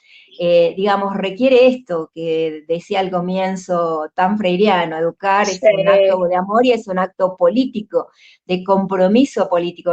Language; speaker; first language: Spanish; native; Spanish